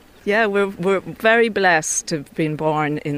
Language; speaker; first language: English; native; English